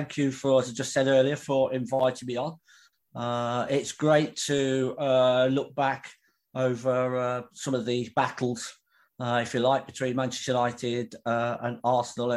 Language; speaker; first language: English; native; English